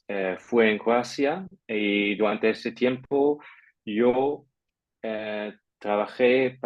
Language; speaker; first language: Spanish; non-native, fluent; German